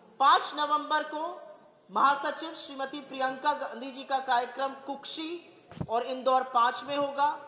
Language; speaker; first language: Hindi; native; Hindi